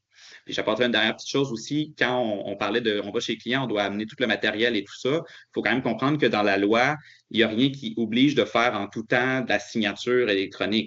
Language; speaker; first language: French; native; French